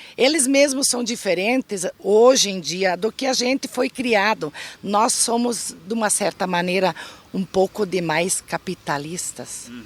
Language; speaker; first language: Portuguese; native; Portuguese